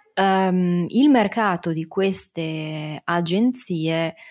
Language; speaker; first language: Italian; native; Italian